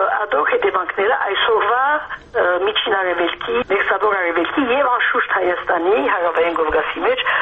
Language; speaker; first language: Armenian; early bilingual, heritage; Armenian